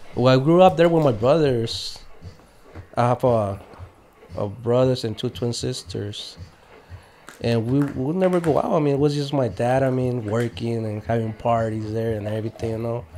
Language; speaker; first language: English; native; English